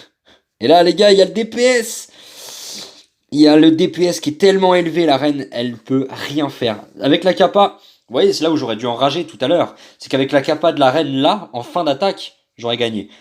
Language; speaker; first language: French; native; French